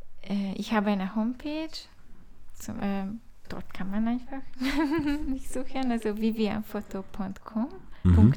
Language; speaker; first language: German; non-native, learner; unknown